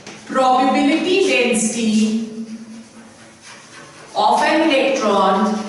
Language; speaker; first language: English; non-native, local second language; Hindi